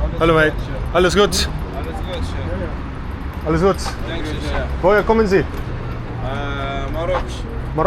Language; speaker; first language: German; non-native, learner; English